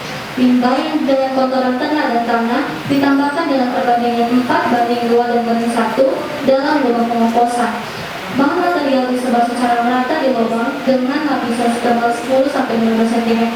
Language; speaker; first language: Indonesian; native; Indonesian